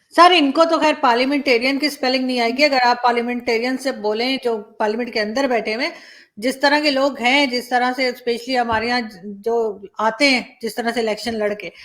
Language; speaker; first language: Urdu; native; Urdu